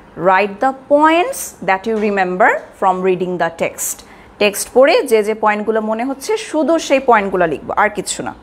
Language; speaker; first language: English; non-native, local second language; Bangla